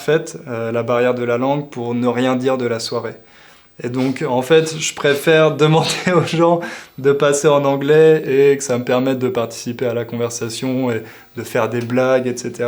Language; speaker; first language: French; native; French